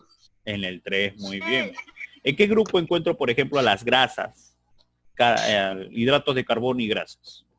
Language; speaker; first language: Spanish; native; Spanish